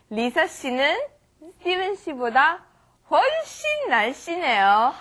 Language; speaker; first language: Korean; non-native, learner; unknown